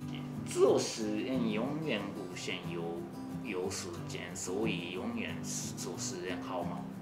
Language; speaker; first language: Chinese; non-native, learner; Japanese